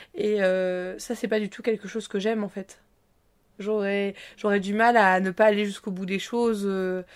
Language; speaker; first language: French; native; French